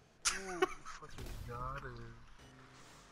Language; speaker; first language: English; native; English